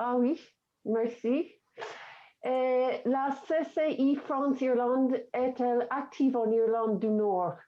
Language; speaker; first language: French; non-native, fluent; English